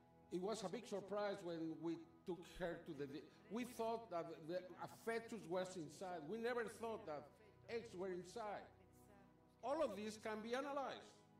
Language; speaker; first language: English; non-native, fluent; Spanish